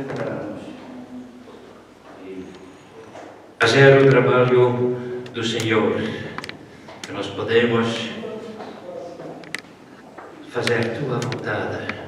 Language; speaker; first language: Portuguese; non-native, learner; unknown